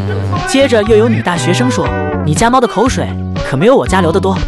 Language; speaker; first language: Chinese; native; Chinese